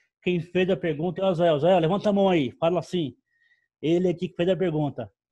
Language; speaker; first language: Portuguese; native; Portuguese